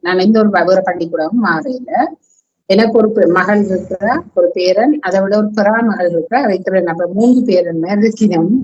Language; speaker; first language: Tamil; native; Tamil